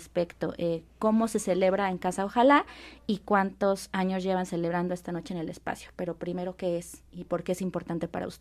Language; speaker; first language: Spanish; native; Spanish